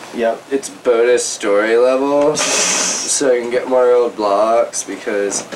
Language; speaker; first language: English; native; English